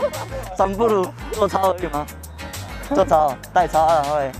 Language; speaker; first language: Chinese; native; Chinese